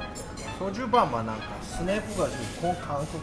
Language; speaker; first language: Japanese; non-native, learner; Korean